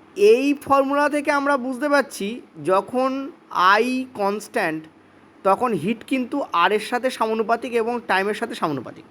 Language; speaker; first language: Bangla; native; Bangla